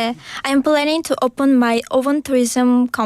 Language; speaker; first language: English; non-native, learner; Uzbek